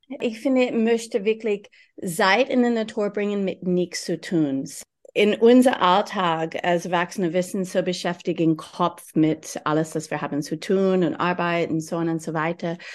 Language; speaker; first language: German; non-native, learner; English